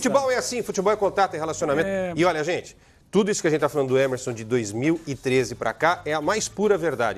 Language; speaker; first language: Portuguese; native; Portuguese